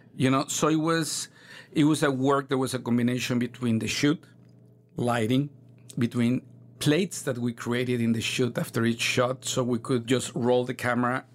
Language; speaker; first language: English; non-native, fluent; Spanish